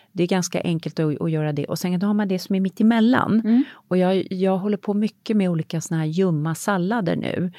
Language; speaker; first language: Swedish; native; Swedish